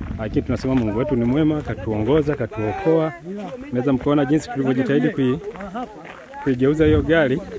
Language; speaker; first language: Swahili; native; Swahili